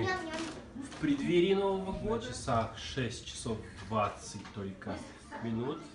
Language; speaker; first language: Russian; native; Russian